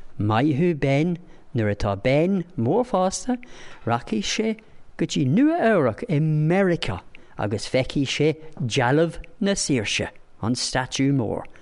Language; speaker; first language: Irish; non-native, local second language; English